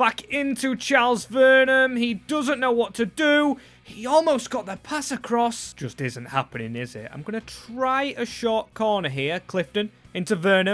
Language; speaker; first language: English; native; English